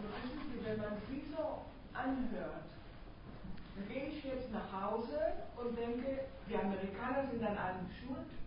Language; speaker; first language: German; non-native, fluent; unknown